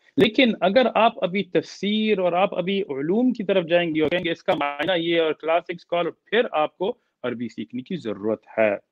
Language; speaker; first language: Urdu; early bilingual, heritage; Urdu